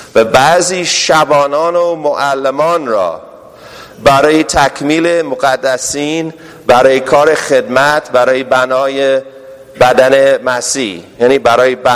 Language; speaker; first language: Persian; non-native, fluent; English